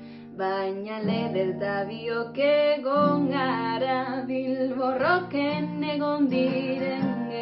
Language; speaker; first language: Basque; non-native, local second language; Spanish